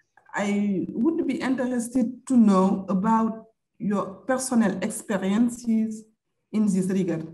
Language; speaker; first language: English; non-native, fluent; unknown